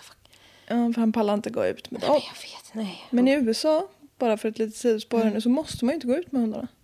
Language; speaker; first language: Swedish; native; Swedish